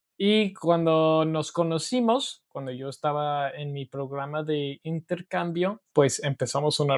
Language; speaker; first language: Spanish; non-native, learner; English